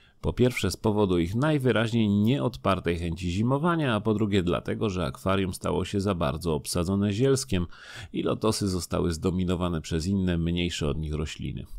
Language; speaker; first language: Polish; native; Polish